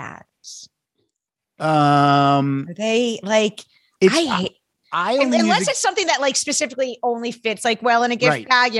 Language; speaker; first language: English; native; English